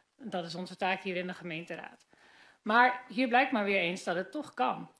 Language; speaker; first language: Dutch; native; Dutch